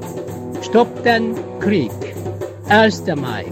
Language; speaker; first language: German; non-native, learner; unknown